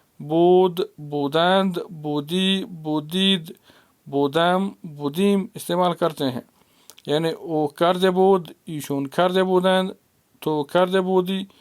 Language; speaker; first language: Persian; non-native, fluent; Urdu